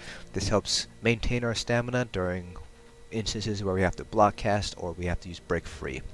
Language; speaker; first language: English; native; English